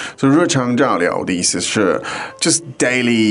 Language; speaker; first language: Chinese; non-native, fluent; English